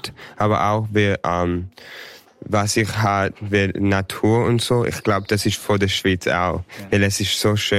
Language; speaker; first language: German; early bilingual, heritage; English